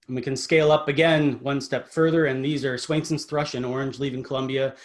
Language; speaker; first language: English; native; English